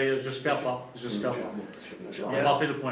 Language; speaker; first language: French; non-native, fluent; English